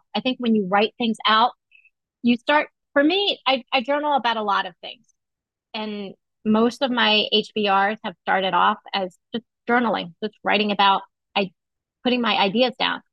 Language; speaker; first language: English; native; English